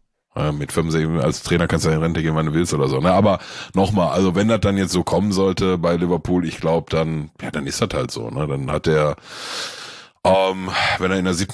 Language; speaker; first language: German; native; German